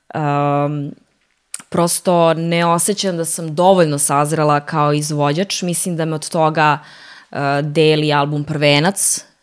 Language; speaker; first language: Serbian; early bilingual, heritage; Serbian